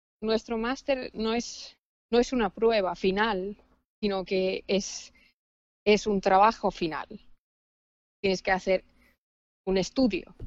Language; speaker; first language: Spanish; non-native, fluent; Finnish